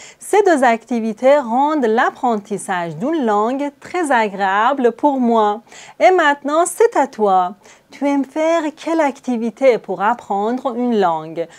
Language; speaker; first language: French; non-native, fluent; Persian